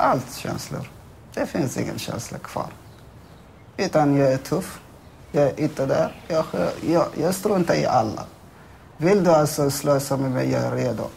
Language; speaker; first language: Swedish; non-native, fluent; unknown